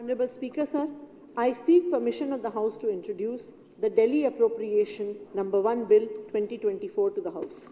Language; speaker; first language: English; non-native, local second language; Hindi